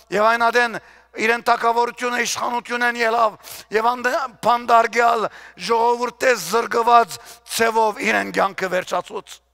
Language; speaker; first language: Armenian; early bilingual, heritage; Armenian